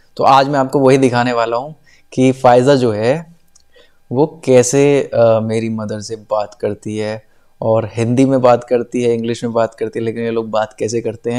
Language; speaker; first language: Hindi; native; Hindi